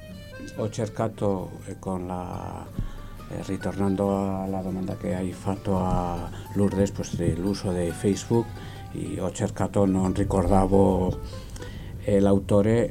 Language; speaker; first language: Italian; non-native, learner; Spanish